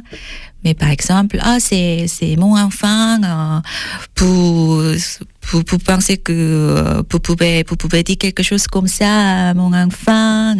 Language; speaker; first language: French; non-native, fluent; Korean